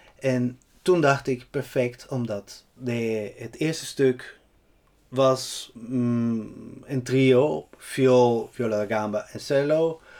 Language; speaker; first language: Dutch; non-native, fluent; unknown